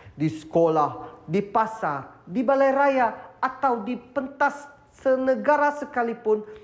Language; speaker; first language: Malay; non-native, local second language; Iban